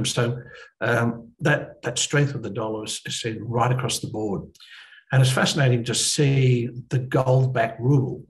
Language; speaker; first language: English; native; English